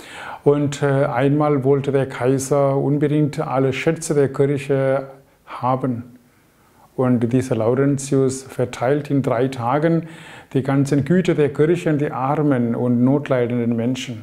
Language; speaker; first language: German; non-native, fluent; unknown